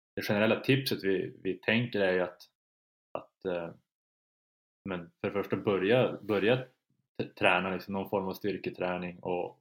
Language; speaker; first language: Swedish; native; Swedish